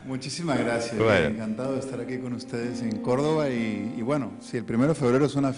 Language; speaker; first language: Spanish; native; Spanish